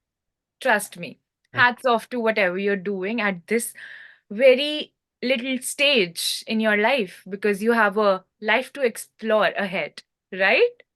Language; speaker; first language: English; non-native, local second language; Hindi